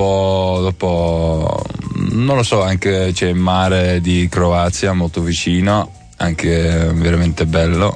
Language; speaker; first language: Italian; non-native, learner; Dutch